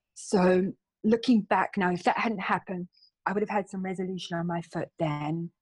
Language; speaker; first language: English; native; English